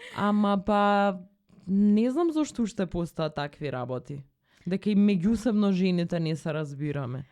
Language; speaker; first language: Macedonian; native; Macedonian